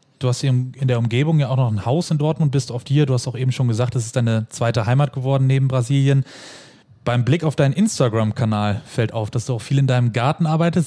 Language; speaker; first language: German; native; German